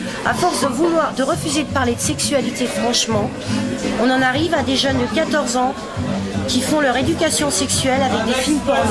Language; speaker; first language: French; native; French